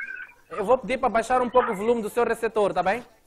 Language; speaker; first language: Portuguese; native; Portuguese